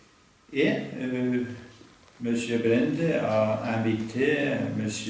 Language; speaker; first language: French; non-native, fluent; Norwegian